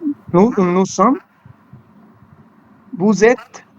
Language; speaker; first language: French; non-native, learner; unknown